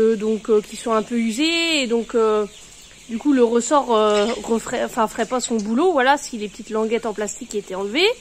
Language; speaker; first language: French; native; French